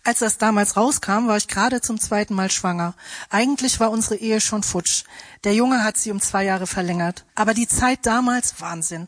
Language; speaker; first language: German; native; German